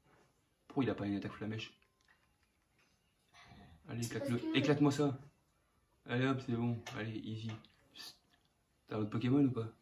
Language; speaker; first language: French; native; French